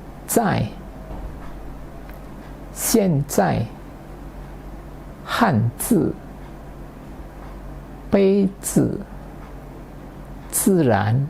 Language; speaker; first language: Chinese; non-native, fluent; Indonesian